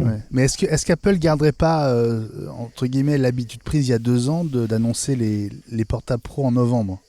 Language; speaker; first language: French; native; French